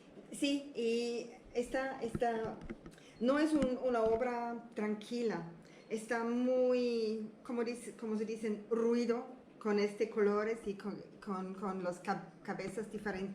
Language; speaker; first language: Spanish; non-native, learner; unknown